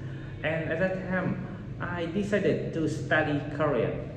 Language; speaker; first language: English; non-native, learner; Vietnamese